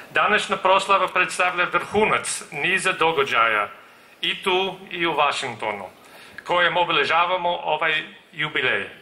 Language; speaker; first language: Serbian; non-native, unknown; English